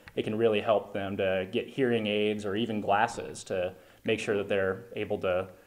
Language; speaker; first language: English; native; English